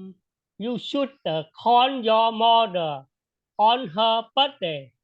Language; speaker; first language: English; non-native, learner; Vietnamese